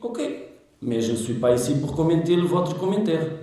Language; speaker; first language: French; non-native, learner; Portuguese